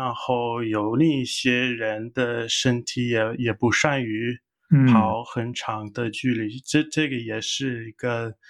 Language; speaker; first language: Chinese; non-native, fluent; English